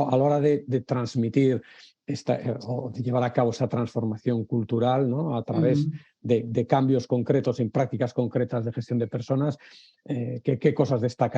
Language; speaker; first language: Spanish; native; Spanish